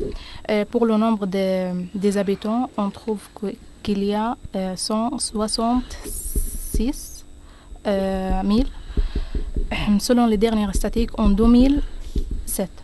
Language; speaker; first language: French; non-native, learner; Arabic